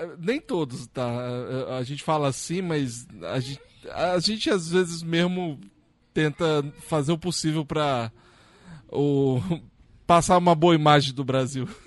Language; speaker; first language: Portuguese; native; Portuguese